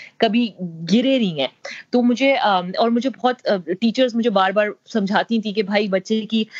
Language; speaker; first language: Urdu; native; Urdu